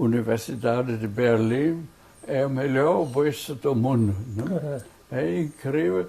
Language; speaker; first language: Portuguese; non-native, fluent; German